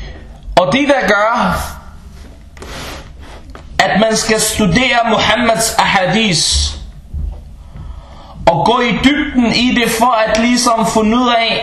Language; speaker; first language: Danish; early bilingual, other home language; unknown